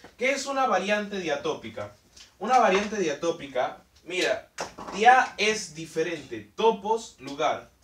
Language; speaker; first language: Spanish; native; Spanish